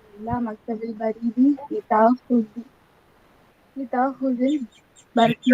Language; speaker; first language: Arabic; non-native, learner; Tamil